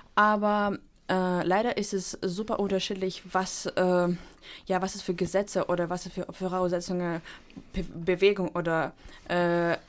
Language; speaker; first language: German; non-native, fluent; Ukrainian